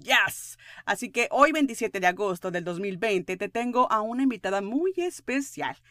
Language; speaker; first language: Spanish; native; Spanish